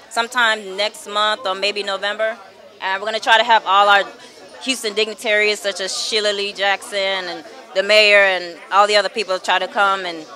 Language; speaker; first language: English; native; English